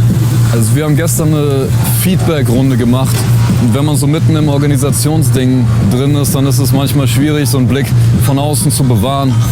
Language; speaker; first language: German; native; German